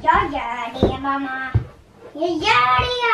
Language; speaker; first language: Swedish; early bilingual, other home language; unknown